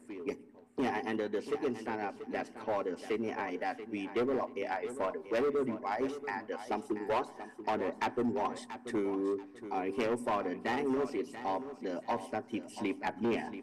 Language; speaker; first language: English; non-native, learner; Thai